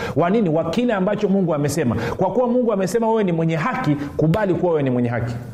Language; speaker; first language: Swahili; native; Swahili